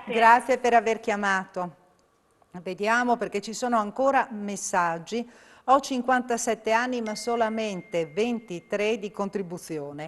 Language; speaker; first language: Italian; native; Italian